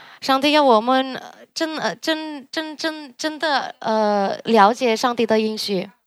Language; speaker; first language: Chinese; early bilingual, heritage; Chinese